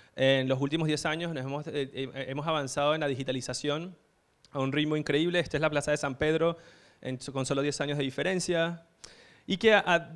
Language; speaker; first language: Spanish; native; Spanish